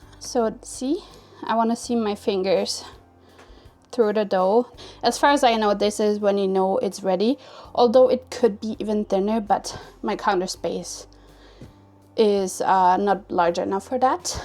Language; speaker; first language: English; non-native, fluent; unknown